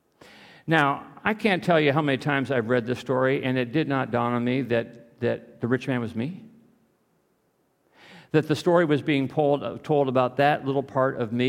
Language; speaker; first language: English; native; English